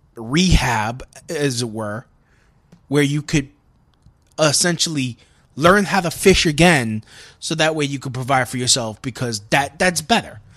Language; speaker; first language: English; native; English